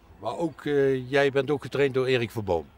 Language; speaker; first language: Dutch; native; Dutch